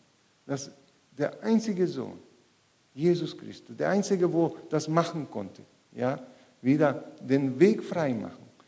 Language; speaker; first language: German; non-native, learner; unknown